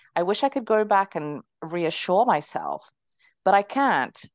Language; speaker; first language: English; early bilingual, other home language; Spanish